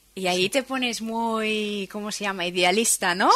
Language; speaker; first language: Spanish; non-native, fluent; Dutch